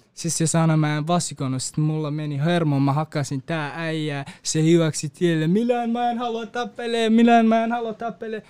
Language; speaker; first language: Finnish; non-native, learner; Kurdish